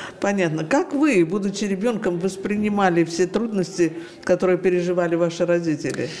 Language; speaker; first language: Russian; native; Russian